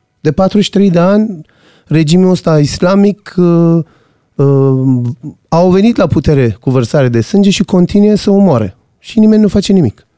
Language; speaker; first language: Romanian; non-native, fluent; Persian